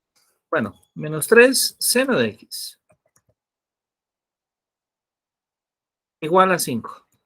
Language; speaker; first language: Spanish; native; Spanish